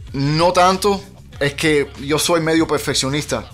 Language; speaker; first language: Spanish; early bilingual, heritage; Spanish